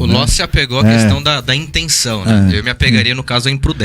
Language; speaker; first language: Portuguese; native; Portuguese